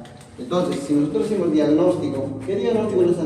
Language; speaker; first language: Spanish; native; Spanish